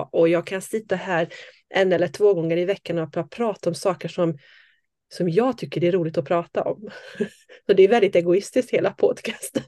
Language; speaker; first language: Swedish; non-native, fluent; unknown